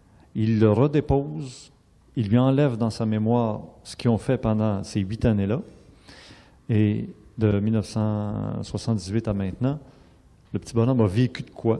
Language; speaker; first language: French; native; French